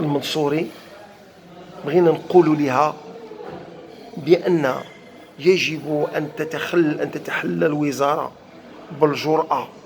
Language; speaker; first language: Arabic; native; Arabic